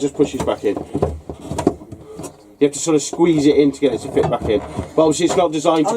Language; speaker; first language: English; native; English